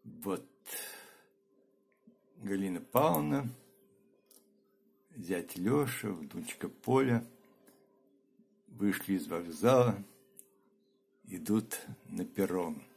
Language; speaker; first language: Russian; native; Russian